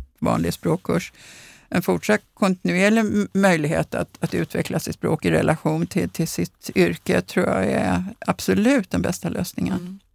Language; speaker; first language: Swedish; native; Swedish